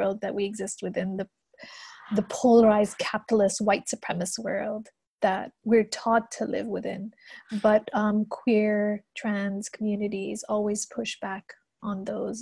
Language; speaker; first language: English; non-native, local second language; Urdu